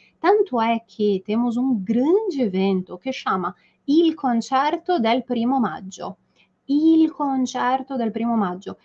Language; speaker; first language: Italian; native; Italian